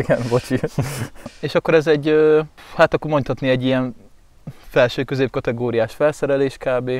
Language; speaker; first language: Hungarian; native; Hungarian